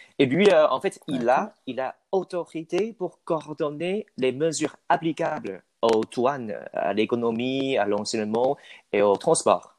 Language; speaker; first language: French; non-native, fluent; Chinese